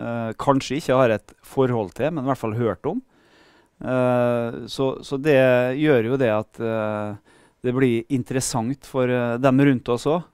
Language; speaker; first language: Norwegian; native; Norwegian